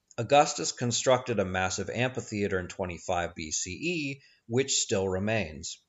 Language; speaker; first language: English; native; English